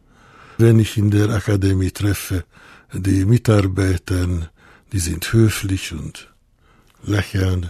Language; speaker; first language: German; non-native, fluent; Hungarian